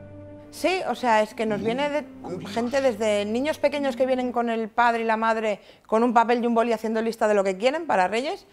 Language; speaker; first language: Spanish; native; Spanish